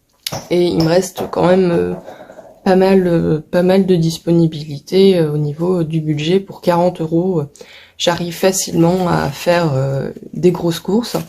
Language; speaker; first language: French; native; French